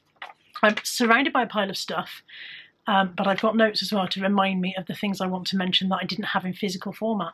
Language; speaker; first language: English; native; English